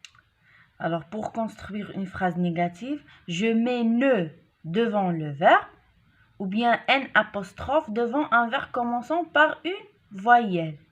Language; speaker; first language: French; non-native, local second language; Arabic